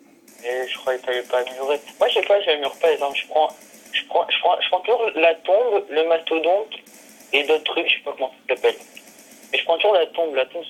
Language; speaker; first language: French; native; French